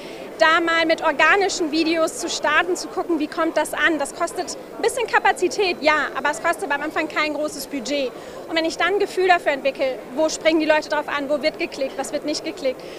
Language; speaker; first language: German; native; German